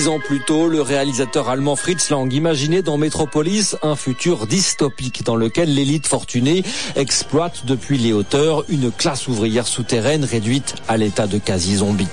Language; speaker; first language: French; native; French